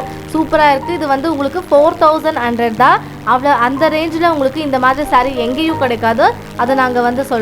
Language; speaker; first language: Tamil; native; Tamil